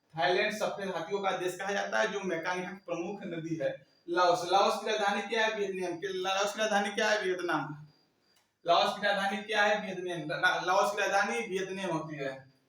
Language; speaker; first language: Hindi; native; Hindi